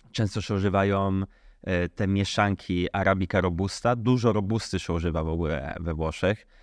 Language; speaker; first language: Polish; early bilingual, heritage; Polish